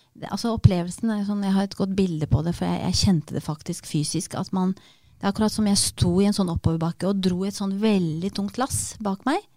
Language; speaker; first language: Norwegian; early bilingual, other home language; Romanian